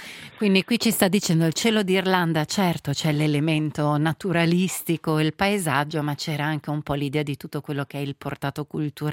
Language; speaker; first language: Italian; native; Italian